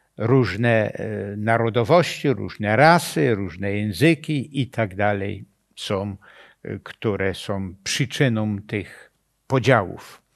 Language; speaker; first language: Polish; native; Polish